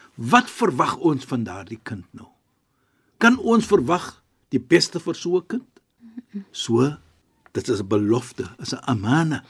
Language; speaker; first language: Afrikaans; non-native, fluent; Arabic